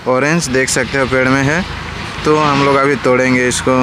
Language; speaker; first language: Hindi; non-native, local second language; Sadri